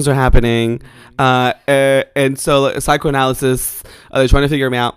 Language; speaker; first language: English; non-native, fluent; Spanish